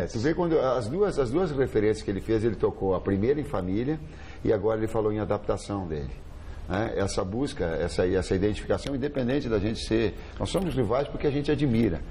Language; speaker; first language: Portuguese; native; Portuguese